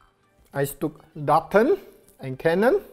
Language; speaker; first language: German; non-native, learner; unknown